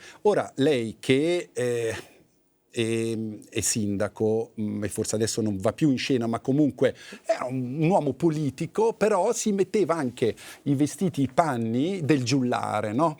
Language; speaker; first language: Italian; native; Italian